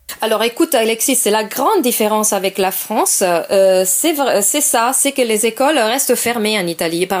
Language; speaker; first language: French; non-native, fluent; Italian